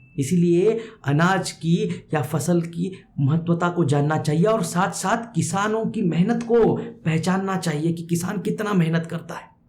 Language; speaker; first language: Hindi; non-native, local second language; Kannada